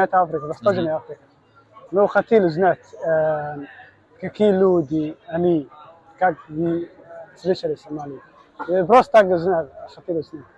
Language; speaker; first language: Russian; non-native, learner; Somali